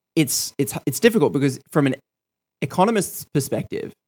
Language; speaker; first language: English; native; English